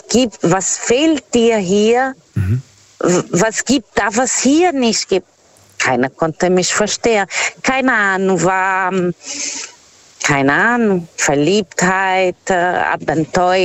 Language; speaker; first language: German; non-native, fluent; Portuguese